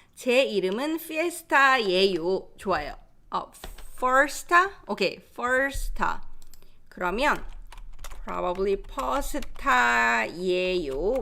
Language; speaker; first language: Korean; native; Korean